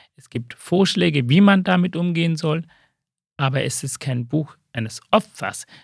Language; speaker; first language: German; early bilingual, other home language; Sinhala